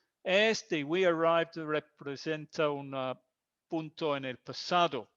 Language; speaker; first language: Spanish; non-native, fluent; English